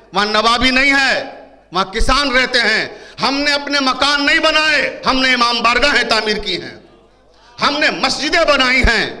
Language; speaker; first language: Hindi; native; Hindi